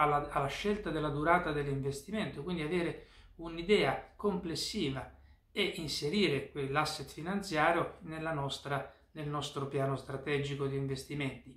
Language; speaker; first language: Italian; native; Italian